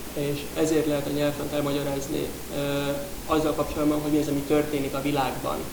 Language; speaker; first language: Hungarian; native; Hungarian